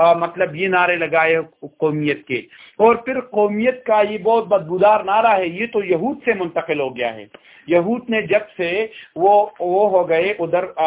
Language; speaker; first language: Urdu; non-native, local second language; Pashto